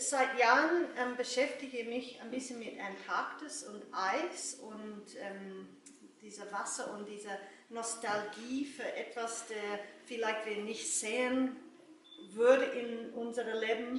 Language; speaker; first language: German; non-native, learner; English